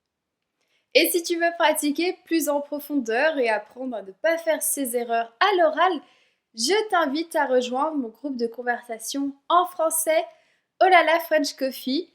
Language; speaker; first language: French; native; French